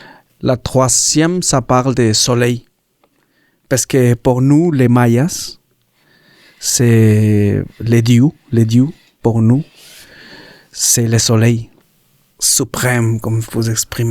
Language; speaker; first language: French; non-native, learner; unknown